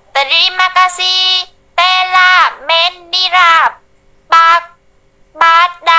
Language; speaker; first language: Indonesian; non-native, learner; Vietnamese